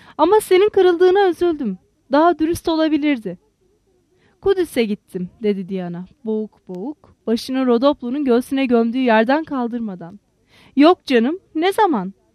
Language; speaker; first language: Turkish; native; Turkish